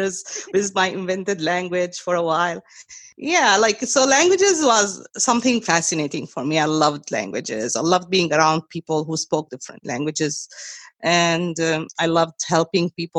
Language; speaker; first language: English; non-native, fluent; Arabic